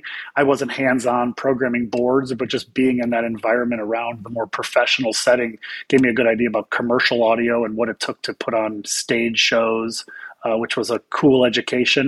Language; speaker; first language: English; native; English